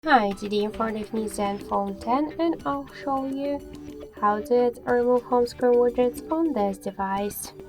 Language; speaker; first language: English; non-native, fluent; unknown